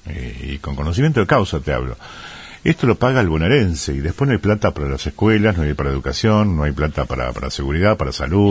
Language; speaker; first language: Spanish; native; Spanish